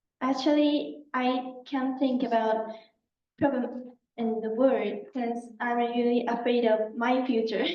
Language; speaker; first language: English; non-native, learner; Japanese